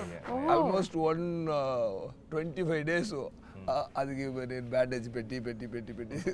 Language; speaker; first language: Telugu; non-native, learner; Tamil